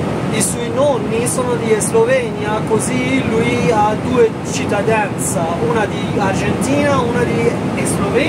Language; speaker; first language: Italian; non-native, learner; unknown